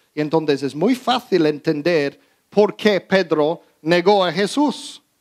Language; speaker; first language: Spanish; early bilingual, heritage; Spanish